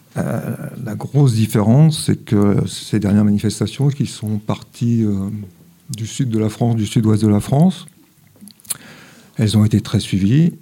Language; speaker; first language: French; native; French